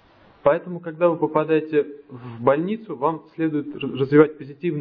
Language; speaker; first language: Russian; native; Russian